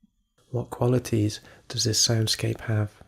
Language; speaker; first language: English; native; English